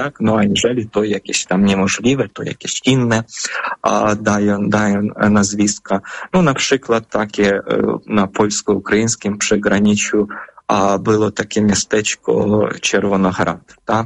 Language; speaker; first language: Polish; non-native, fluent; Ukrainian